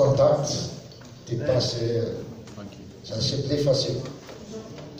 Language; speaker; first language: French; non-native, learner; Serbian